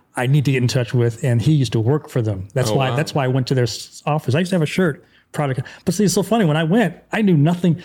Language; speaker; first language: English; native; English